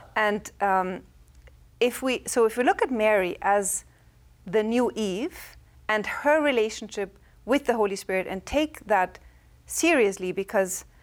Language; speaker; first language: English; non-native, fluent; German